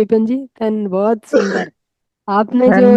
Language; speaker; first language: Hindi; native; Hindi